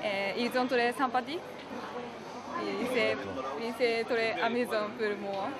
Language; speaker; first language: French; non-native, learner; Japanese